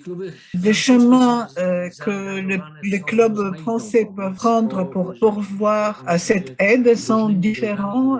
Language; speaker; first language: French; non-native, fluent; Polish